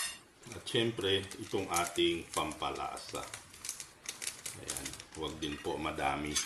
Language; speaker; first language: Filipino; native; Filipino